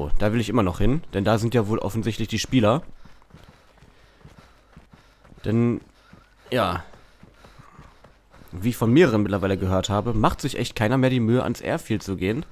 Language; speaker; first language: German; native; German